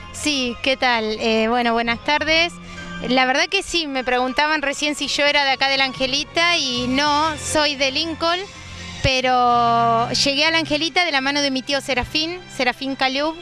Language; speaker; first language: Spanish; native; Spanish